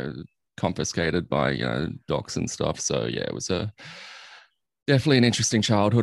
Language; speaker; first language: English; native; English